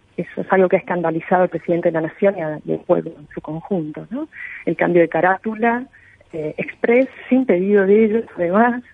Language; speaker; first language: Spanish; native; Spanish